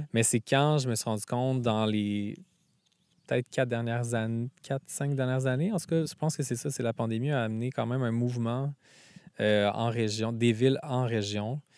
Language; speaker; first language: French; native; French